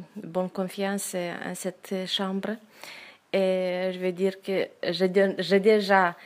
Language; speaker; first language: French; non-native, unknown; Romanian